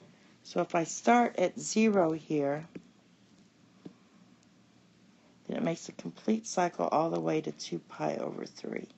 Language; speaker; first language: English; native; English